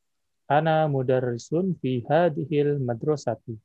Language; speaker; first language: Arabic; non-native, learner; Indonesian